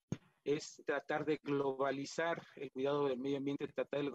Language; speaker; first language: Spanish; native; Spanish